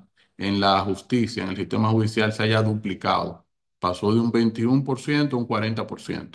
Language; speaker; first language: Spanish; native; Spanish